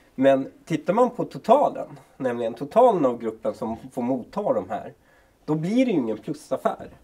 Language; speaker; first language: Swedish; early bilingual, other home language; Persian